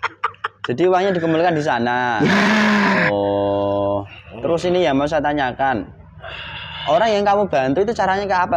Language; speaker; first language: Indonesian; native; Indonesian